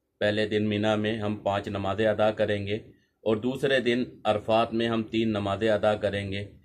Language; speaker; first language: Urdu; non-native, local second language; Punjabi